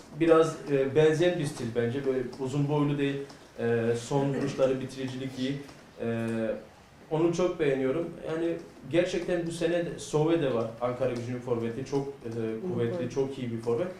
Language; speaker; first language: Turkish; early bilingual, heritage; Turkish